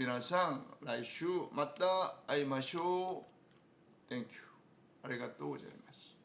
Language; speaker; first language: Japanese; non-native, fluent; Korean